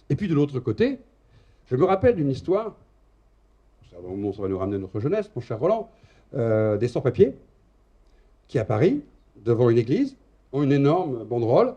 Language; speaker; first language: French; native; French